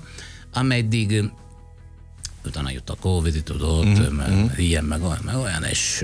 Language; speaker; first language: Hungarian; non-native, fluent; Italian